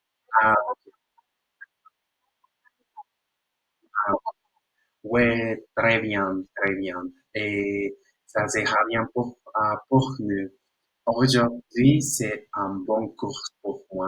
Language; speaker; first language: French; non-native, learner; Spanish